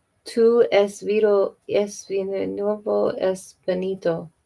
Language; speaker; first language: Spanish; non-native, learner; English